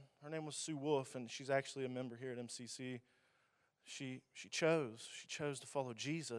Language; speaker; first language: English; native; English